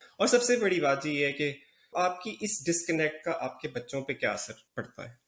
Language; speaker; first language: Urdu; native; Urdu